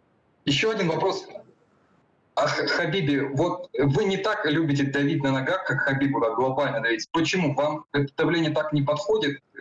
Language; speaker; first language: Russian; native; Russian